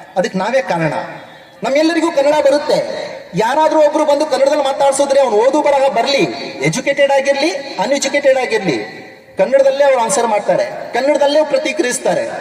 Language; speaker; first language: Kannada; non-native, local second language; Urdu